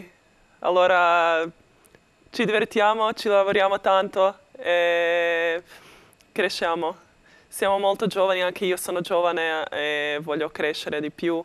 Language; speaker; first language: Italian; non-native, learner; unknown